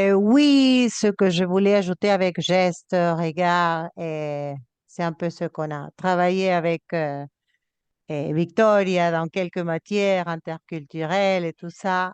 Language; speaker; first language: French; non-native, fluent; Spanish